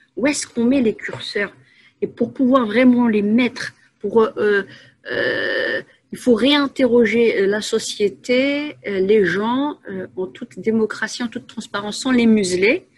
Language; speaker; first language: French; native; French